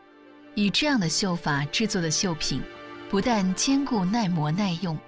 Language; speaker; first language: Chinese; native; Chinese